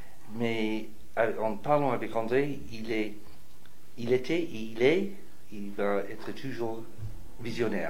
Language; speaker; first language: French; non-native, fluent; English